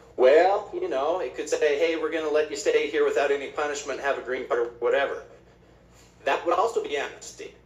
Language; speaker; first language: English; native; English